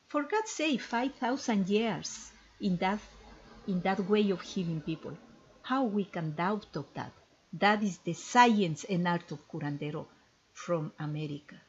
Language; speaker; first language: English; non-native, fluent; Spanish